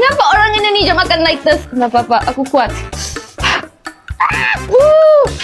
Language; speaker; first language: Indonesian; non-native, learner; English